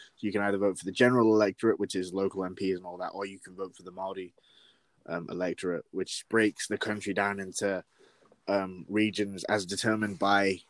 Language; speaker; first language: English; native; English